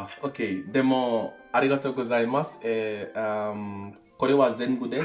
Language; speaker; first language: Japanese; non-native, learner; English